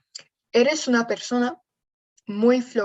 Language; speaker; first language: Spanish; non-native, learner; English